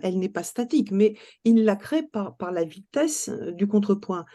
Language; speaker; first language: French; native; French